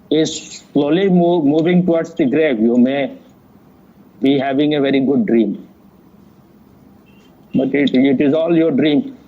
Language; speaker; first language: English; non-native, fluent; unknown